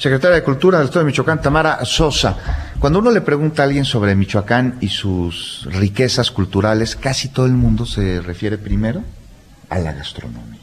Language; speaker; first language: Spanish; native; Spanish